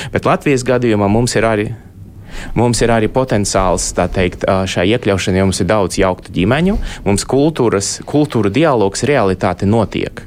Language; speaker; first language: Latvian; non-native, local second language; Russian